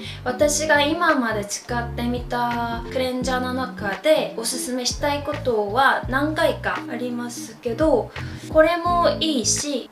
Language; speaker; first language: Japanese; non-native, fluent; Korean